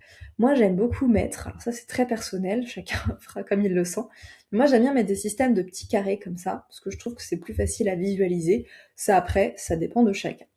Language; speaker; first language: French; native; French